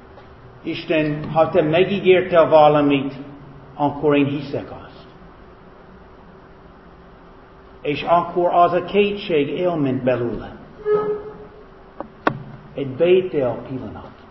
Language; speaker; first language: Hungarian; non-native, fluent; English